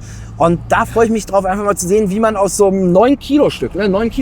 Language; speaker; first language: German; native; German